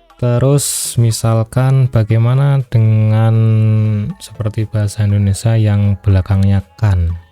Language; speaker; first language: Indonesian; non-native, local second language; Javanese